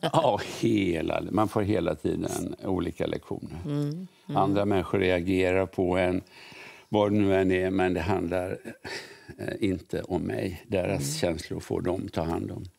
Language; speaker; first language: Swedish; native; Swedish